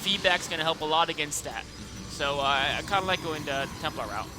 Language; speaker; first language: English; native; English